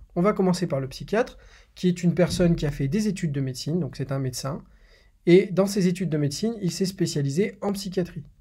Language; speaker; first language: French; native; French